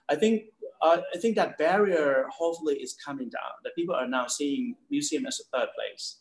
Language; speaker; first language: English; non-native, fluent; Thai